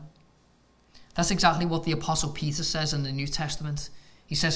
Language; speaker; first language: English; native; English